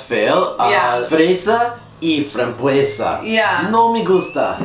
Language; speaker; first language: Spanish; non-native, learner; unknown